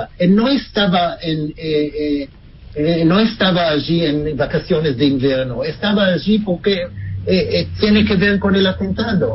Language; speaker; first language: Spanish; non-native, fluent; Hebrew